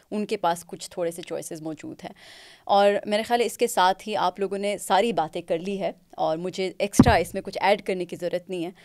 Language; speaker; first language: Urdu; non-native, local second language; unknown